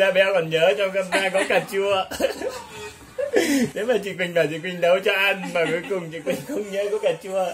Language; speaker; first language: Vietnamese; native; Vietnamese